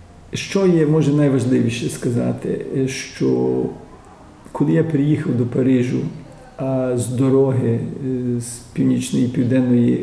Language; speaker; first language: Ukrainian; early bilingual, heritage; Ukrainian